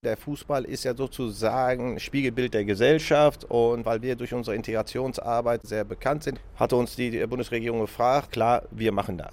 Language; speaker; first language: German; early bilingual, other home language; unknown